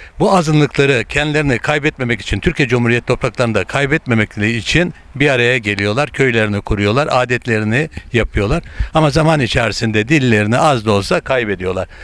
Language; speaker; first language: Turkish; native; Turkish